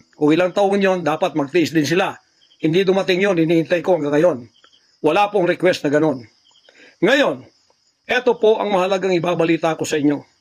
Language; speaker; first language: Filipino; non-native, local second language; Cebuano